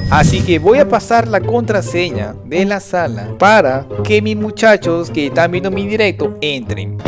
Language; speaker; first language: Spanish; native; Spanish